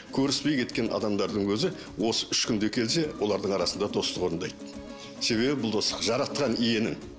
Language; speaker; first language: Kazakh; native; Kazakh